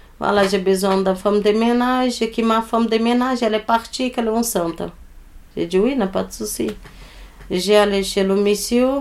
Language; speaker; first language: French; early bilingual, other home language; Portuguese